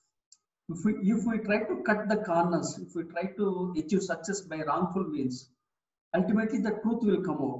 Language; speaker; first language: English; non-native, local second language; Telugu